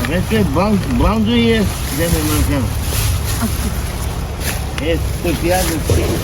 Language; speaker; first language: Spanish; non-native, learner; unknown